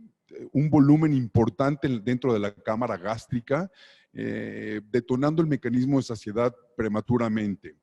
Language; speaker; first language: Spanish; native; Spanish